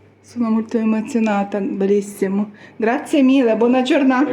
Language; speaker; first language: Italian; non-native, learner; Ukrainian